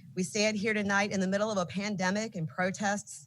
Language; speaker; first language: English; native; English